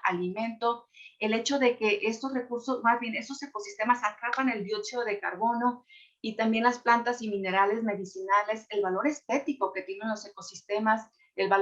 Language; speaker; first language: Spanish; native; Spanish